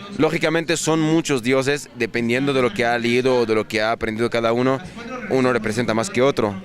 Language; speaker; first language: Spanish; non-native, fluent; Arabic